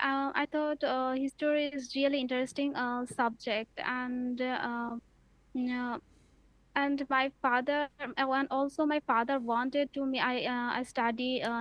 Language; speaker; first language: English; non-native, learner; Bangla